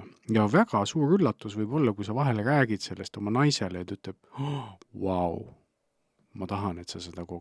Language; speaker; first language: Estonian; native; Estonian